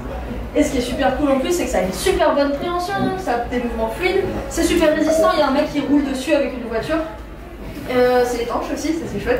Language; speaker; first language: French; native; French